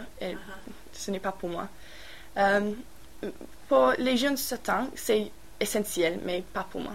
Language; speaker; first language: French; non-native, learner; English